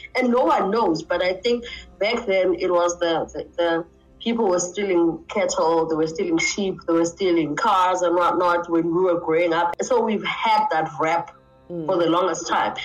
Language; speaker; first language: English; non-native, local second language; Xhosa